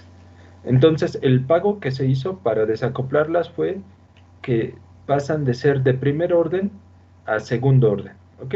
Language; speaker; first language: Spanish; native; Spanish